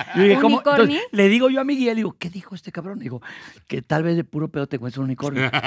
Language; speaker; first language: Spanish; native; Spanish